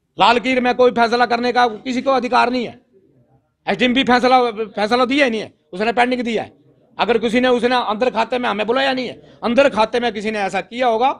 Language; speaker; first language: Hindi; native; Hindi